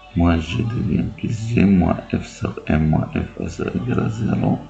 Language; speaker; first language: French; non-native, local second language; Arabic